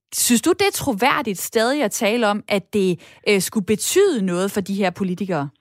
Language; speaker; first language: Danish; native; Danish